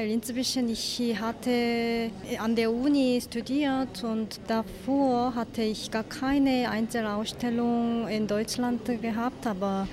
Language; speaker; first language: German; non-native, fluent; Korean